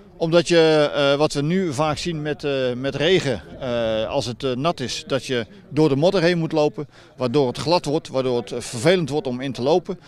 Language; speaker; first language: Dutch; native; Dutch